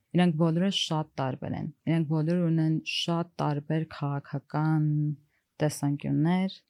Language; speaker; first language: Armenian; early bilingual, heritage; Armenian